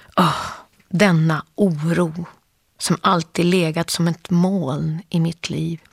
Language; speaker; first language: Swedish; native; Swedish